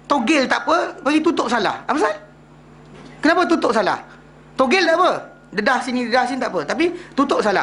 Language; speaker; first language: Malay; native; Malay